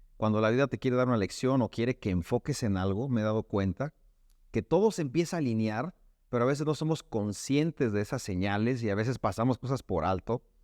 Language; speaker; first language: Spanish; native; Spanish